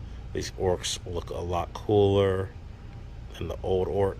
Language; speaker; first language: English; native; English